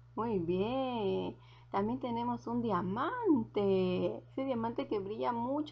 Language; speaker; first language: Spanish; native; Spanish